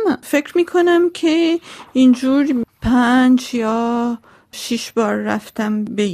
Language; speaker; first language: Persian; non-native, local second language; Armenian